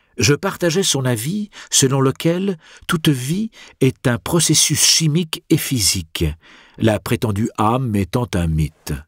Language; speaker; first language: French; native; French